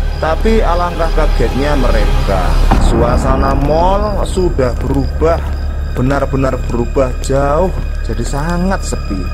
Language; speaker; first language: Indonesian; native; Indonesian